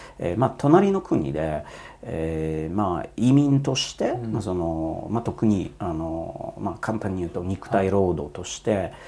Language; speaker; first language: Japanese; non-native, fluent; Polish